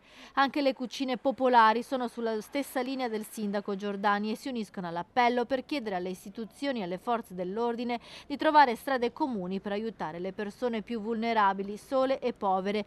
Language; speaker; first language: Italian; native; Italian